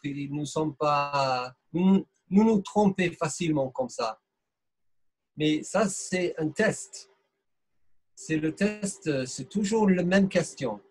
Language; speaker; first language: French; non-native, fluent; English